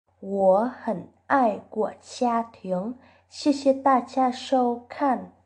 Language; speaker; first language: Chinese; non-native, learner; Vietnamese